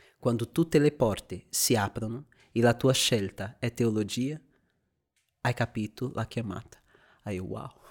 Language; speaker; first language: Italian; non-native, fluent; Portuguese